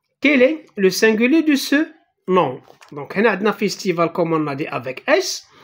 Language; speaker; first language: French; non-native, local second language; Arabic